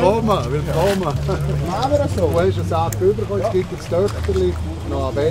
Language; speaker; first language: German; native; German